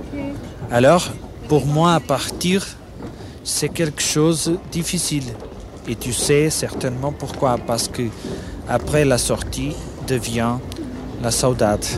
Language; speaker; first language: French; non-native, fluent; Portuguese